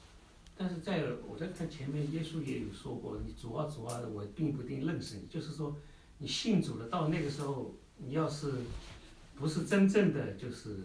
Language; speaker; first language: Chinese; native; Chinese